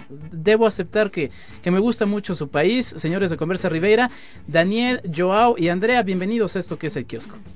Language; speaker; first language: Spanish; native; Spanish